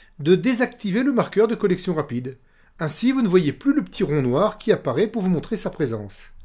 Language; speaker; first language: French; native; French